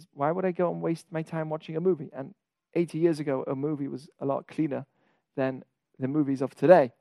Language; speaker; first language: English; native; English